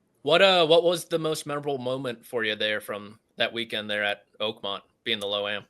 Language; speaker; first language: English; native; English